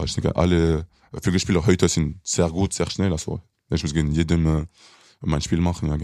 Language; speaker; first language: German; non-native, local second language; French